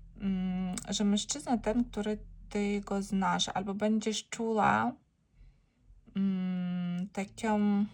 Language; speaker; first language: Polish; non-native, learner; Ukrainian